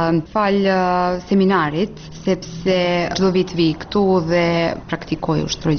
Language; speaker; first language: Albanian; non-native, fluent; Serbian